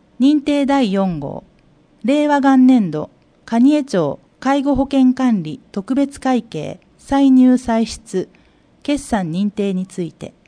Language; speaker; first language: Japanese; native; Japanese